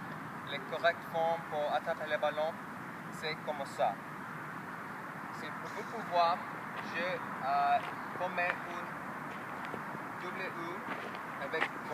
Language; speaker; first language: French; non-native, learner; English